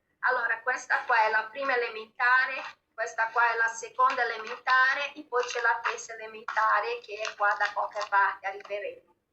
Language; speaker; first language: Italian; non-native, fluent; Portuguese